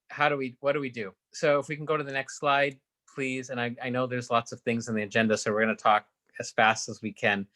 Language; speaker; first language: English; native; English